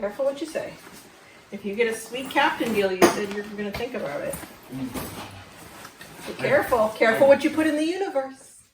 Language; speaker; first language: English; native; English